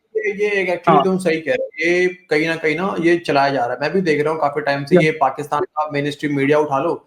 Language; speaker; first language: Hindi; native; Hindi